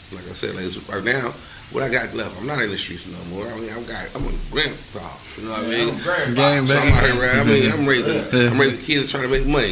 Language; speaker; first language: English; native; English